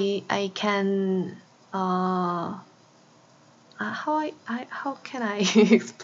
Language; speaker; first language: English; non-native, fluent; Korean